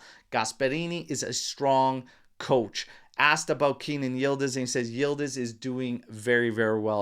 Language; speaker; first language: English; native; English